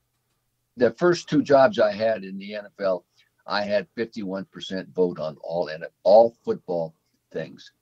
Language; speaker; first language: English; native; English